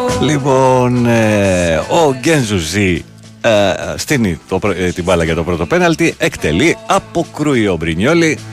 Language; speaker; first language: Greek; native; Greek